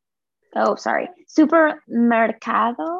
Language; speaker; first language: Spanish; non-native, learner; English